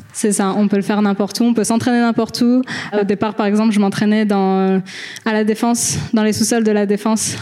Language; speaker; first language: French; native; French